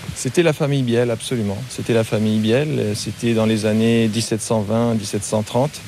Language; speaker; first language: French; native; French